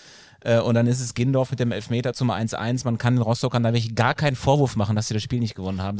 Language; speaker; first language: German; native; German